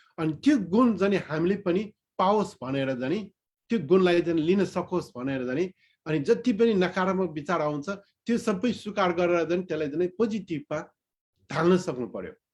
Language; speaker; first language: Nepali; non-native, local second language; Newari